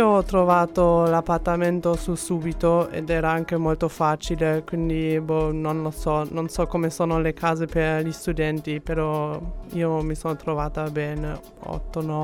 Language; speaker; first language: Italian; non-native, fluent; German